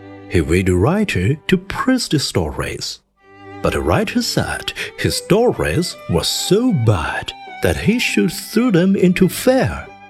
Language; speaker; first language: English; non-native, fluent; Chinese